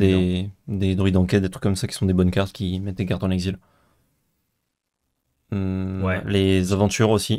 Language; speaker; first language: French; native; French